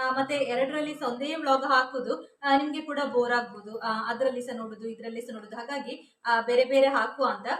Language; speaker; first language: Kannada; non-native, local second language; Tulu